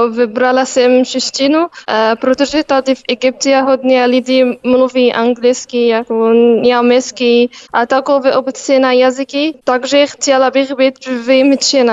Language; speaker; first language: Czech; non-native, learner; Arabic